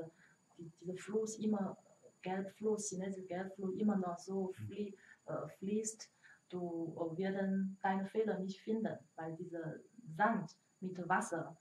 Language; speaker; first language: German; non-native, learner; Chinese